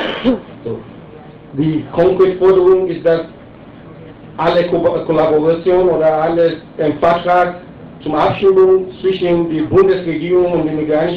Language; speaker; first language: German; non-native, learner; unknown